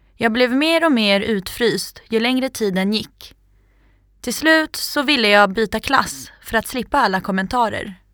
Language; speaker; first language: Swedish; native; Swedish